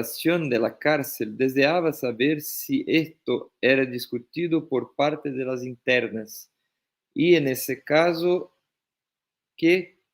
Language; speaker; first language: Spanish; non-native, fluent; Portuguese